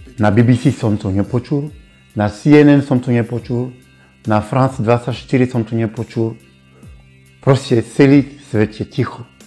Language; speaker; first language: Slovak; non-native, fluent; Bambara